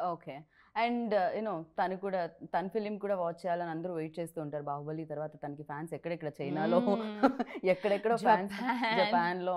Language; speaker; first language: Telugu; native; Telugu